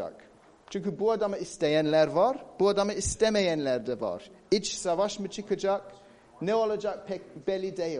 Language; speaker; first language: Turkish; non-native, fluent; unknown